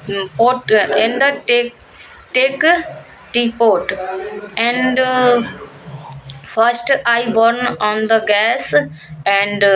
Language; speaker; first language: English; non-native, learner; Hindi